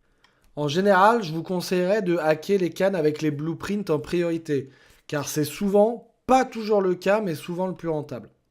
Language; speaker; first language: French; native; French